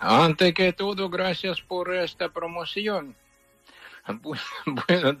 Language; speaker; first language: Spanish; non-native, fluent; Ukrainian